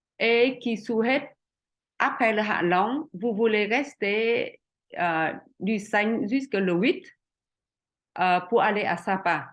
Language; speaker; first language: French; non-native, fluent; Vietnamese